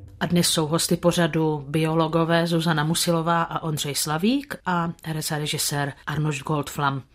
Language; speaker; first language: Czech; native; Czech